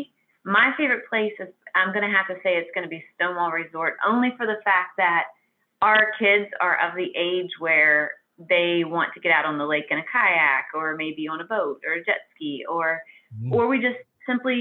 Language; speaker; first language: English; native; English